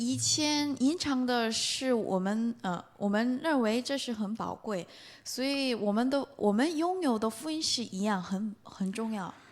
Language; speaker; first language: Chinese; non-native, fluent; Korean